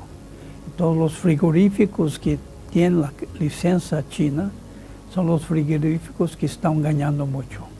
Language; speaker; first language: Spanish; non-native, fluent; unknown